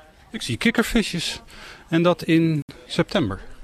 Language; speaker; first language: Dutch; native; Dutch